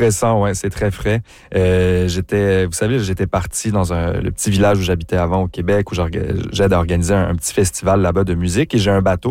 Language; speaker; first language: French; native; French